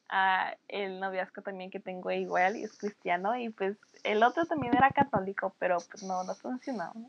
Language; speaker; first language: Spanish; early bilingual, heritage; Spanish